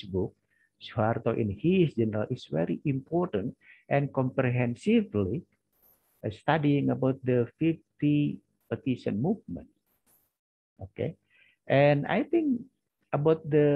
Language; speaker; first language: English; non-native, learner; Indonesian